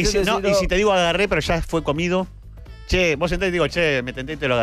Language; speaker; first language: Spanish; native; Spanish